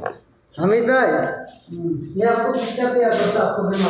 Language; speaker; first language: Hindi; non-native, learner; Bangla